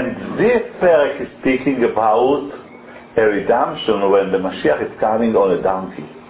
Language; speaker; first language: English; non-native, fluent; Hebrew